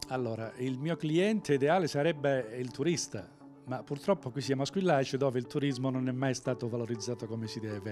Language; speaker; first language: Italian; native; Italian